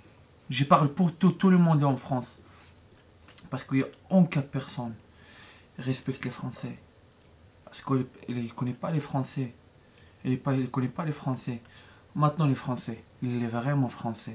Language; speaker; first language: French; non-native, learner; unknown